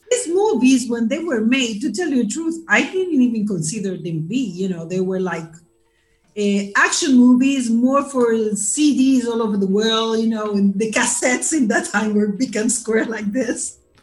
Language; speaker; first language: English; non-native, fluent; Spanish